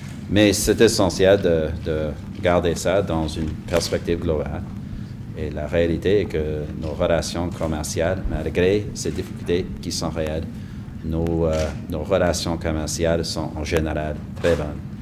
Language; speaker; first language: French; non-native, fluent; English